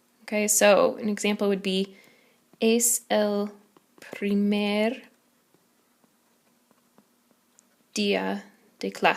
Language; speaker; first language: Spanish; non-native, fluent; English